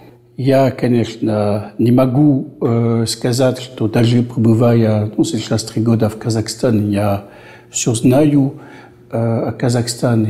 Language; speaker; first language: Russian; non-native, fluent; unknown